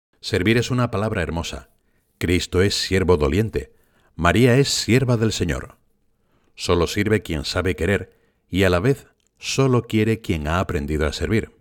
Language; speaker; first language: Spanish; native; Spanish